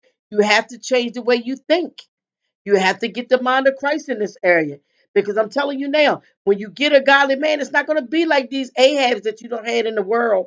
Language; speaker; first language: English; native; English